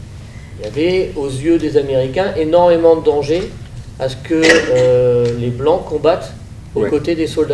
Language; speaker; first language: French; native; French